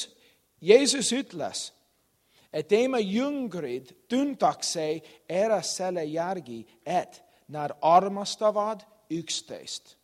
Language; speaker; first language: Estonian; non-native, learner; English